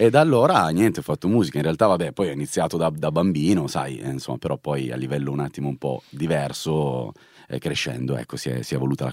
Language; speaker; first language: Italian; native; Italian